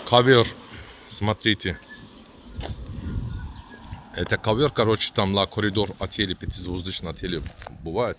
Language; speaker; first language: Russian; non-native, learner; Turkish